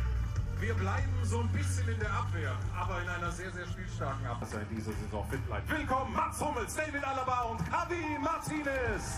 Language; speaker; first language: German; native; German